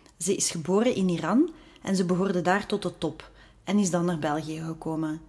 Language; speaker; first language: Dutch; native; Dutch